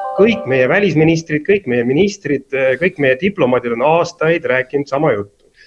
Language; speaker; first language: Estonian; native; Estonian